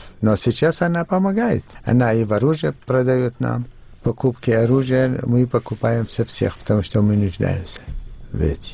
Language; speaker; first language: Russian; non-native, fluent; Arabic